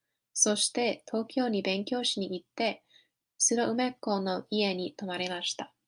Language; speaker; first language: Japanese; non-native, learner; English